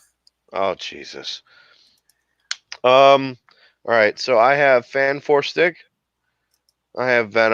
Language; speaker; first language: English; native; English